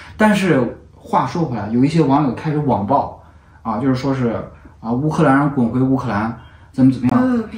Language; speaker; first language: Chinese; native; Chinese